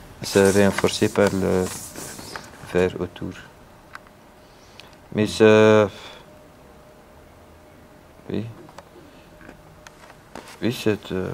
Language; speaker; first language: French; non-native, local second language; Dutch